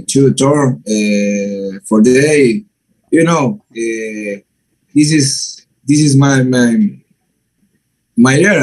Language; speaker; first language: English; non-native, learner; Spanish